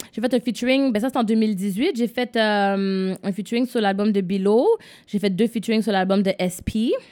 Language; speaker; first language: French; non-native, local second language; English